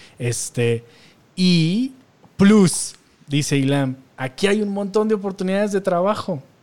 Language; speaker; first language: Spanish; native; Spanish